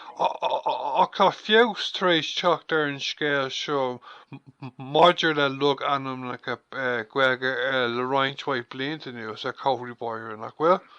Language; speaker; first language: Irish; non-native, local second language; English